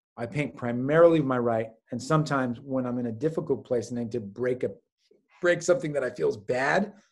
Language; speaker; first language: English; native; English